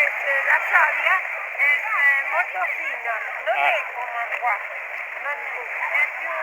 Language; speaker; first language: Italian; early bilingual, heritage; Spanish